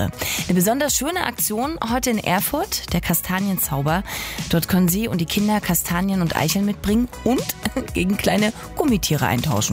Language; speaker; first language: German; native; German